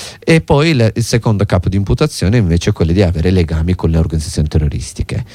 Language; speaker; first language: Italian; non-native, fluent; Turkish